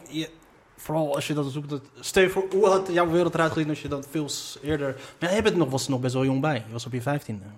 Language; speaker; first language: Dutch; early bilingual, other home language; Arabic